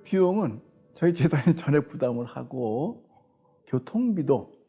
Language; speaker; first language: Korean; native; Korean